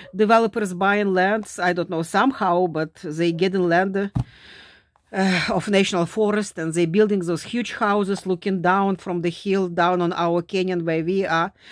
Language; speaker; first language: English; non-native, fluent; Slovak